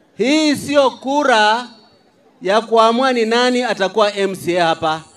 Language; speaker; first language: Swahili; non-native, local second language; Luyia